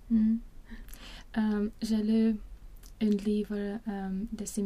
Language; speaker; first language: French; non-native, learner; Swedish